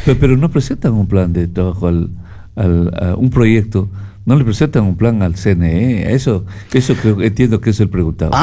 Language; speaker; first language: Spanish; native; Spanish